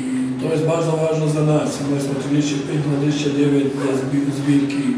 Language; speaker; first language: Polish; non-native, learner; Serbian